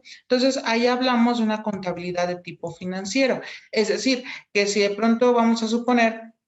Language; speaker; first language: Spanish; native; Spanish